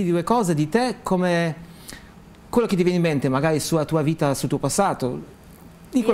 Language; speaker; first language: Italian; non-native, fluent; Polish